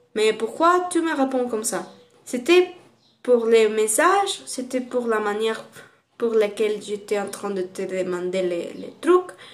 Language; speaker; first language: French; non-native, learner; Spanish